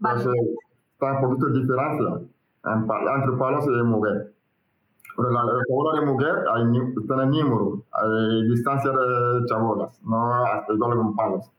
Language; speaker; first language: Spanish; non-native, learner; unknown